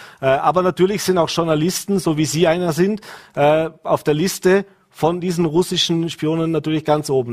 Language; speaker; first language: German; native; German